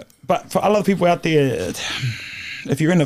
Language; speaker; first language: English; native; English